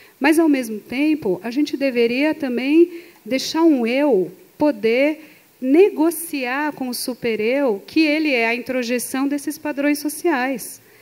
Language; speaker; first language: Portuguese; native; Portuguese